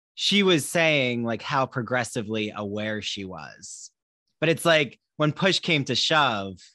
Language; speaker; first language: English; native; English